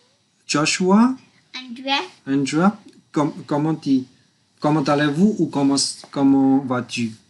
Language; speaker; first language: French; non-native, learner; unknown